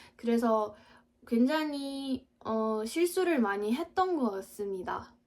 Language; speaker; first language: Korean; non-native, fluent; Ukrainian